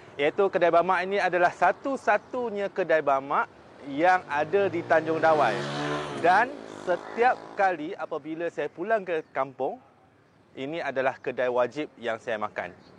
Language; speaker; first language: Malay; non-native, local second language; Min Nan Chinese